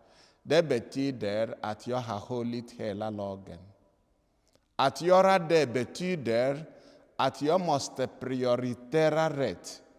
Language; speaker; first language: Swedish; non-native, fluent; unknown